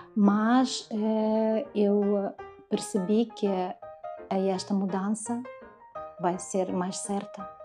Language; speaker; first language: Portuguese; non-native, learner; Ukrainian